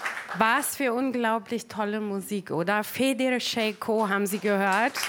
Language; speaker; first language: German; native; German